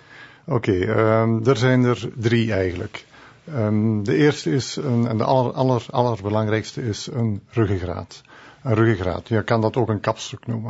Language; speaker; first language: Dutch; native; Dutch